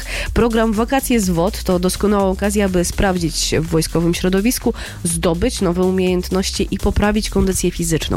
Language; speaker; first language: Polish; native; Polish